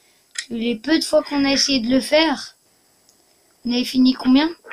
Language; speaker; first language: French; native; French